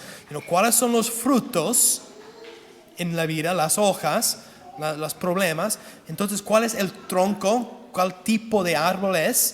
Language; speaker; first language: Spanish; non-native, fluent; English